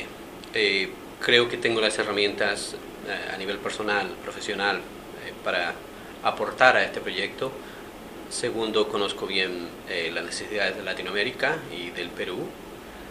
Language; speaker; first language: English; non-native, fluent; Spanish